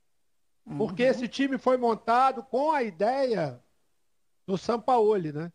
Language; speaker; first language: Portuguese; native; Portuguese